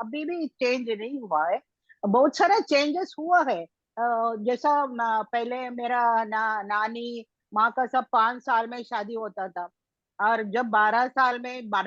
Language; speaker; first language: Hindi; non-native, local second language; Tamil